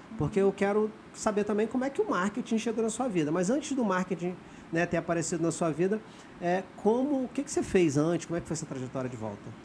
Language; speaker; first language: Portuguese; native; Portuguese